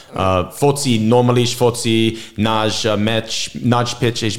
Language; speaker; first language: Hungarian; non-native, learner; English